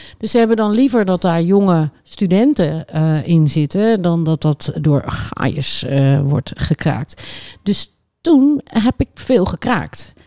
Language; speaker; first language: Dutch; native; Dutch